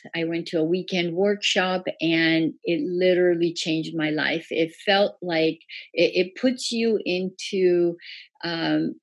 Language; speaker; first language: English; early bilingual, other home language; Persian